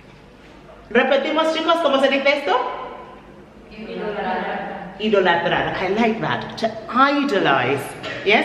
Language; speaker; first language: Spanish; non-native, fluent; English